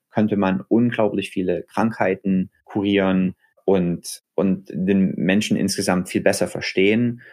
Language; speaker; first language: German; native; German